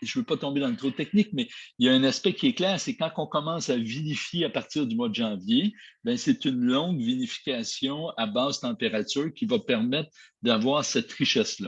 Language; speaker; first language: French; native; French